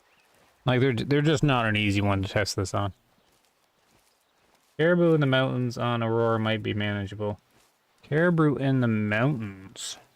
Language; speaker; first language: English; native; English